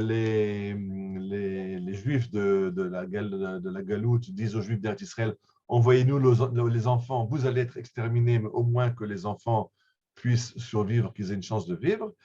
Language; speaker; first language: French; native; French